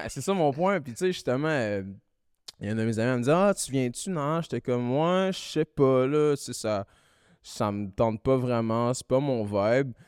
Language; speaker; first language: French; early bilingual, other home language; Malagasy